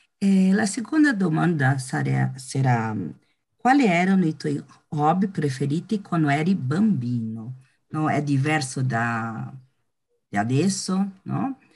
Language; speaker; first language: Italian; non-native, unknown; Portuguese